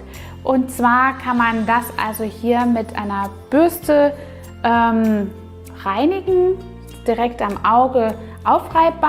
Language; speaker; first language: German; native; German